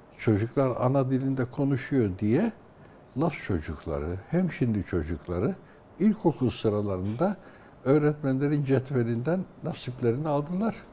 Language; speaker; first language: Turkish; native; Turkish